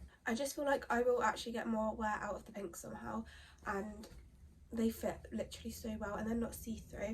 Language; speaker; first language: English; native; English